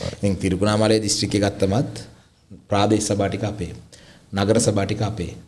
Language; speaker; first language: Sinhala; non-native, local second language; Tamil